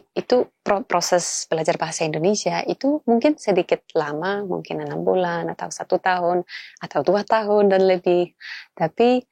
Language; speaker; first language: Indonesian; non-native, fluent; Polish